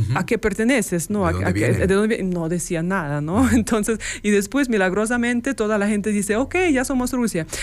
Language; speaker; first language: Spanish; non-native, fluent; Ukrainian